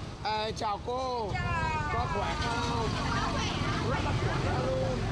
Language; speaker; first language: Vietnamese; early bilingual, heritage; English